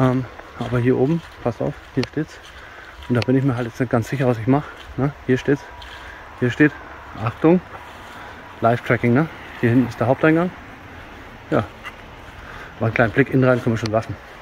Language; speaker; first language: German; native; German